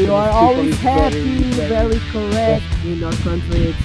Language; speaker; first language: English; non-native, learner; Portuguese